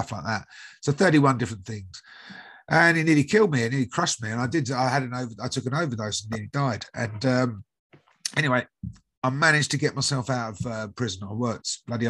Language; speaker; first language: English; native; English